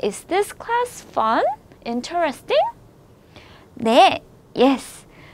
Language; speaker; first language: English; non-native, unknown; Korean